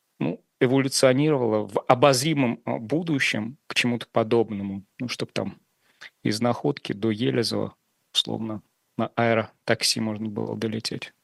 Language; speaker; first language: Russian; native; Russian